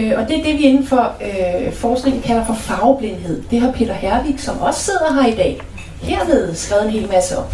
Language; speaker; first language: Danish; native; Danish